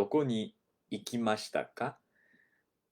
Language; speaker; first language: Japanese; non-native, fluent; English